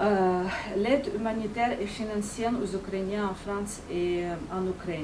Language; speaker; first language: French; non-native, fluent; Ukrainian